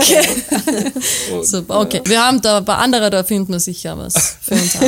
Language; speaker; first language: German; native; German